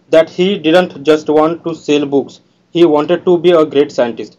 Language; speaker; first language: English; non-native, local second language; Marathi